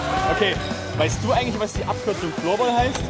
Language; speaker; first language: German; native; German